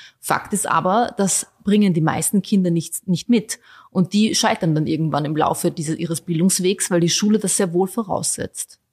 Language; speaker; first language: German; early bilingual, other home language; Bosnian